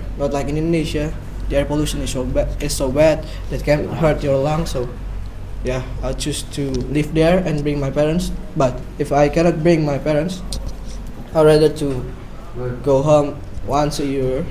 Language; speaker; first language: English; non-native, learner; Indonesian